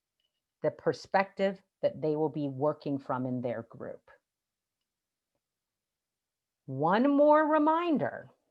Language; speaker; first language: English; native; English